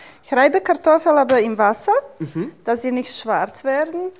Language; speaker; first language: German; non-native, fluent; Serbian